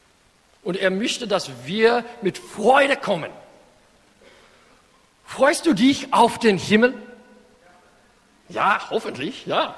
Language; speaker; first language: German; non-native, fluent; English